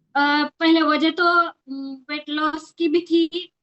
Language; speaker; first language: Hindi; non-native, local second language; Marathi